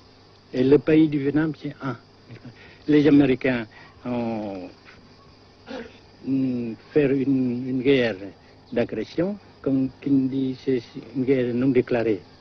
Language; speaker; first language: French; non-native, local second language; Vietnamese